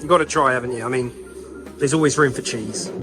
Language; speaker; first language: English; native; English